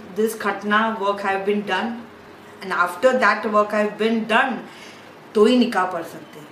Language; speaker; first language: Hindi; non-native, local second language; Gujarati